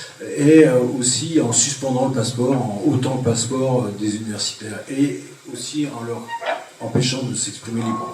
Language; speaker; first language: French; native; French